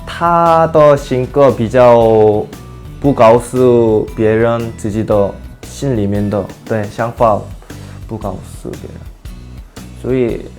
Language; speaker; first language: Chinese; non-native, learner; Korean